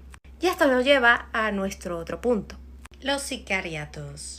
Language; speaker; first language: Spanish; native; Spanish